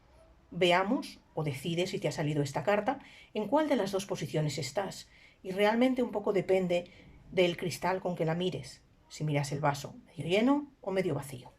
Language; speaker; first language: Spanish; native; Spanish